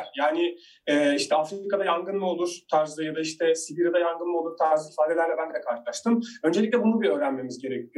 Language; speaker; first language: Turkish; native; Turkish